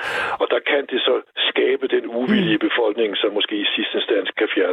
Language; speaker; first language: Danish; native; Danish